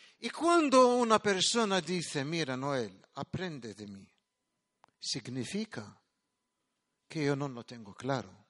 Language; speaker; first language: Spanish; non-native, fluent; Maltese